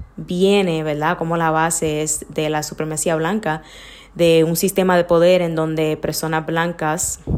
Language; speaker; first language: Spanish; early bilingual, heritage; Spanish